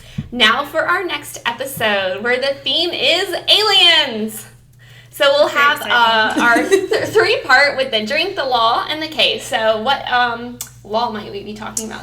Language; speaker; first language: English; native; English